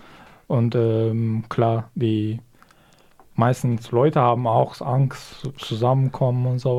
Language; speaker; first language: German; non-native, fluent; Kurdish